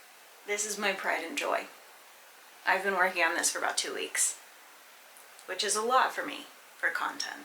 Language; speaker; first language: English; native; English